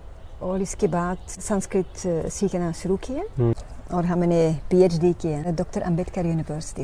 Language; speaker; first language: Hindi; non-native, learner; Dutch